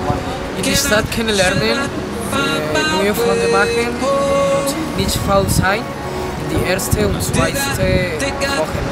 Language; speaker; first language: German; non-native, learner; Spanish